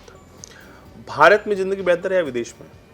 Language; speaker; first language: Hindi; native; Hindi